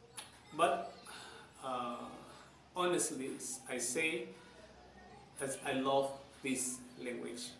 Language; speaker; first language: English; non-native, learner; Javanese